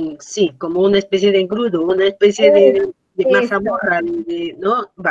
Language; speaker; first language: Spanish; native; Spanish